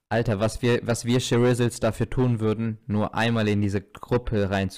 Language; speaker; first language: German; native; German